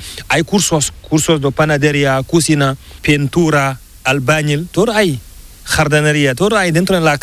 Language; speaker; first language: Spanish; non-native, learner; Fula